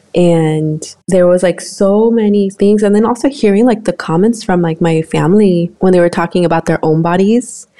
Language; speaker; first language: English; early bilingual, other home language; Spanish